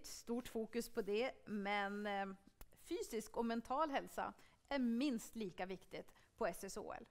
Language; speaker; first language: Swedish; native; Swedish